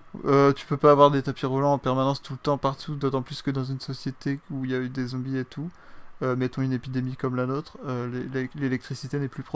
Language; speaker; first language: French; native; French